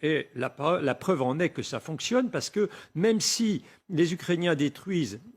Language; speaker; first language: French; native; French